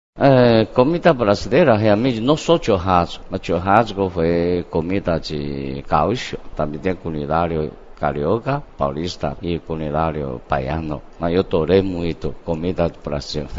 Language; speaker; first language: Portuguese; non-native, learner; Chinese